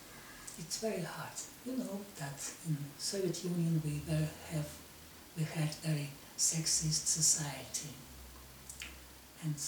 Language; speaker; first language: English; non-native, learner; Russian